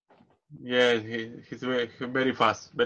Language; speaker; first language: English; non-native, learner; Spanish